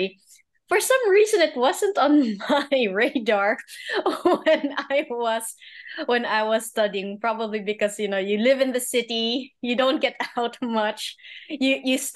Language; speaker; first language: English; native; English